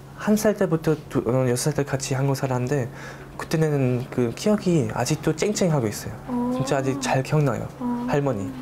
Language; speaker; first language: Korean; early bilingual, heritage; German